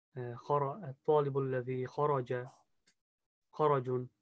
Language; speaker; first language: Arabic; non-native, learner; English